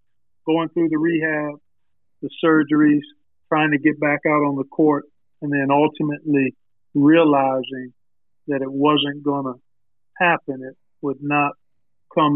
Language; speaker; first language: English; native; English